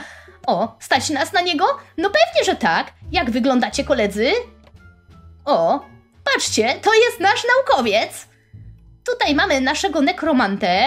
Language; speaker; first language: Polish; native; Polish